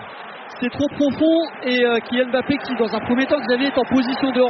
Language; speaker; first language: French; native; French